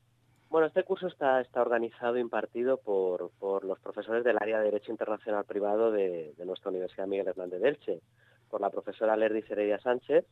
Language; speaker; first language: Spanish; native; Spanish